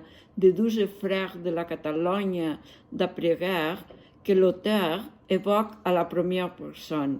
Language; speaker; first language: French; non-native, learner; Catalan